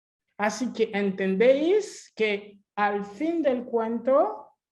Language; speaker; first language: Spanish; non-native, fluent; French